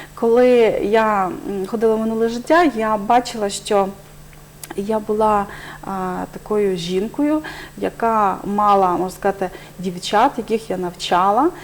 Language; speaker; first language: Ukrainian; native; Ukrainian